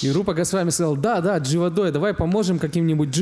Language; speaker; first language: Russian; native; Russian